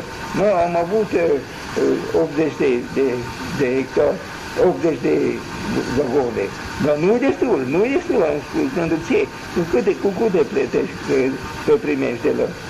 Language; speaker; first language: Romanian; non-native, local second language; German